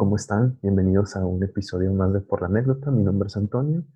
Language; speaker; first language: Spanish; native; Spanish